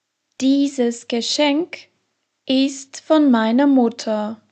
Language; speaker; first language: German; non-native, fluent; Slovak